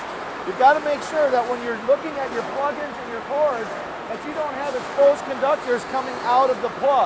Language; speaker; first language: English; native; English